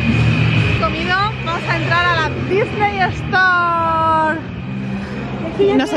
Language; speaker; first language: Spanish; native; Spanish